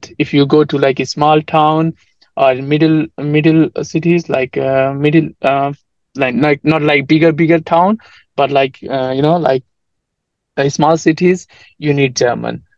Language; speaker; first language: English; non-native, local second language; Nepali